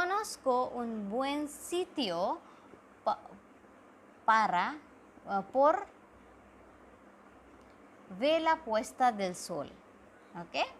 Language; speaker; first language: Spanish; non-native, fluent; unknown